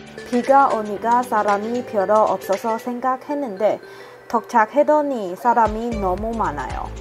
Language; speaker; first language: Korean; non-native, learner; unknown